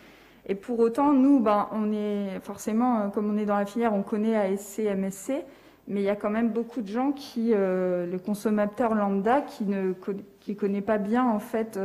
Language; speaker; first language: French; native; French